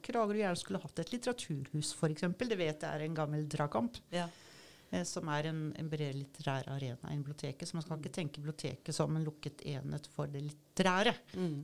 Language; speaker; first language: Norwegian; native; Norwegian